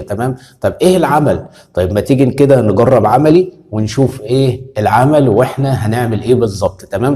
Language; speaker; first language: Arabic; native; Arabic